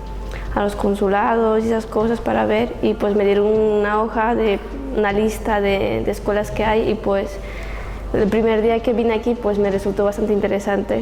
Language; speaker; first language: Spanish; early bilingual, other home language; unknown